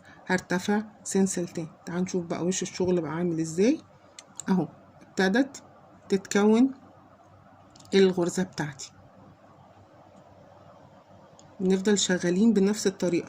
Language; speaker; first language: Arabic; native; Arabic